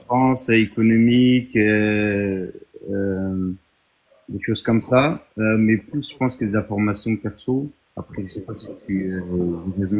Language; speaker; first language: French; non-native, fluent; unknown